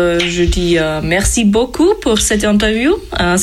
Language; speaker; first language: French; non-native, learner; German